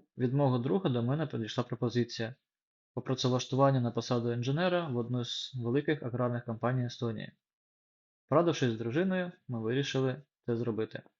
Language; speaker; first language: Ukrainian; non-native, local second language; Russian